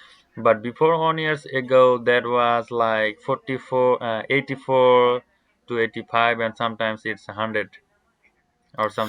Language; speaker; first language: English; non-native, learner; Bangla